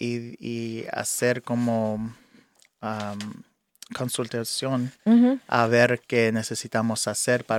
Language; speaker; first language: Spanish; early bilingual, heritage; English